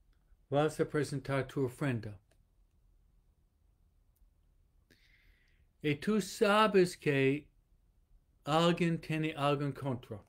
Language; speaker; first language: Spanish; non-native, fluent; English